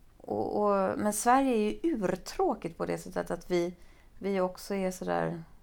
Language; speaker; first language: Swedish; native; Swedish